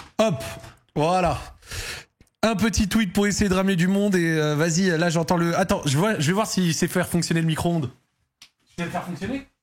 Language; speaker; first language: French; early bilingual, other home language; Arabic